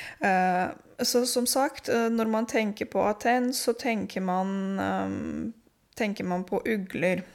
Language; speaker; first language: Norwegian; non-native, fluent; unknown